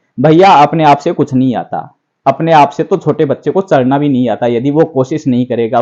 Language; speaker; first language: Hindi; native; Hindi